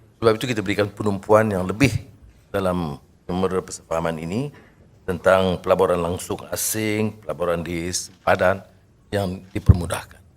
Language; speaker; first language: Malay; native; Malay